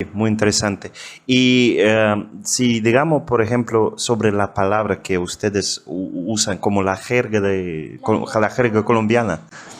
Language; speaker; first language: Spanish; non-native, fluent; Russian